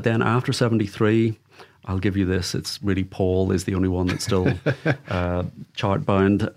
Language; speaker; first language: English; native; English